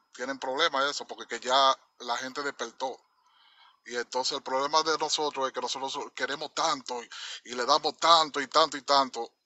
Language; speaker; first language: Spanish; native; Spanish